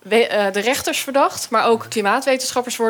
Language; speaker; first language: Dutch; native; Dutch